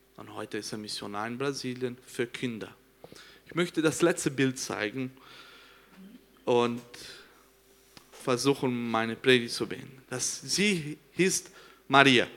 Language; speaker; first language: German; non-native, learner; Portuguese